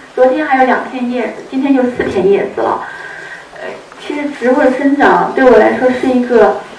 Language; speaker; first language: Chinese; native; Chinese